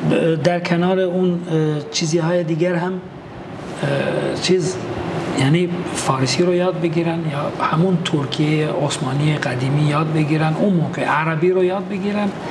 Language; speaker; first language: Persian; non-native, fluent; Albanian